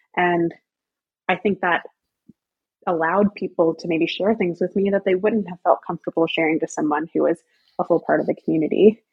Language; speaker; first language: English; native; English